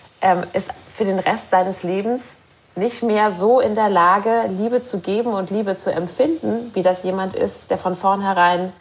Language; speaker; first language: German; native; German